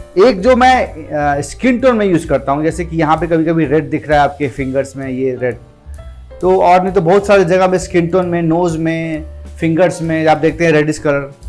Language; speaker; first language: Hindi; non-native, local second language; Gujarati